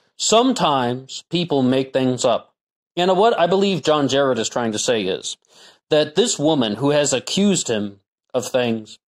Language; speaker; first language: English; native; English